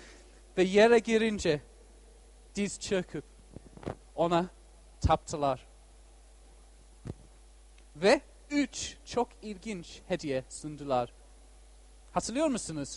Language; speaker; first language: Turkish; non-native, fluent; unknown